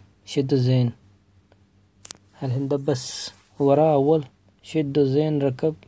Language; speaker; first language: Arabic; non-native, learner; Urdu